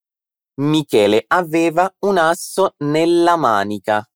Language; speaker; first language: Italian; non-native, fluent; Portuguese